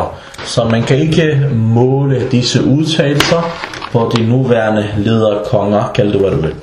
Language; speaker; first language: Danish; early bilingual, other home language; Arabic